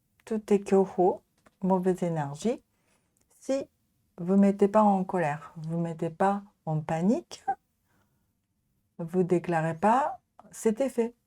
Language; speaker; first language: French; non-native, fluent; Japanese